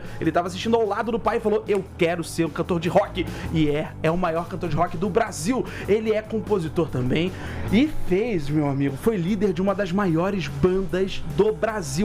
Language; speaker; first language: Portuguese; native; Portuguese